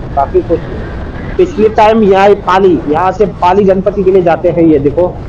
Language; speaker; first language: Hindi; non-native, local second language; Marathi